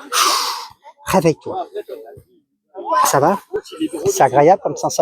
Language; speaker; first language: French; native; French